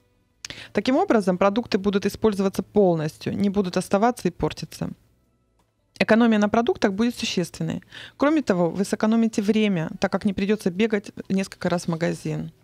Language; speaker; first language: Russian; native; Russian